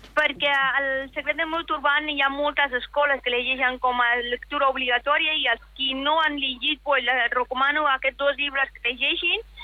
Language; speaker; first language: Catalan; non-native, fluent; Persian